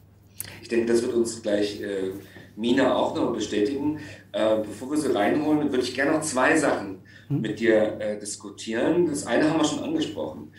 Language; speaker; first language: German; native; German